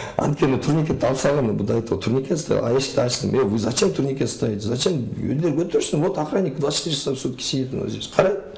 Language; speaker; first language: Russian; non-native, local second language; Kyrgyz